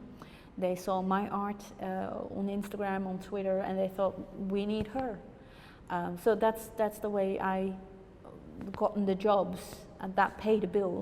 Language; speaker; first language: English; non-native, fluent; Dutch